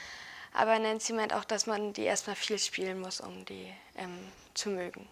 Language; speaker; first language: German; native; German